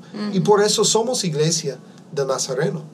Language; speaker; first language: Spanish; non-native, fluent; English